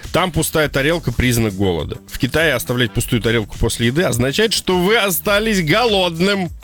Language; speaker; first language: Russian; native; Russian